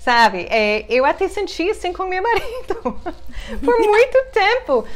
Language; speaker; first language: Portuguese; non-native, fluent; English